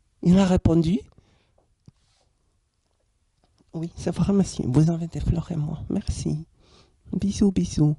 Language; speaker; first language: French; non-native, learner; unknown